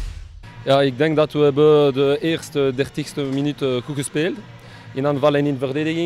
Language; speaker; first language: Dutch; non-native, fluent; French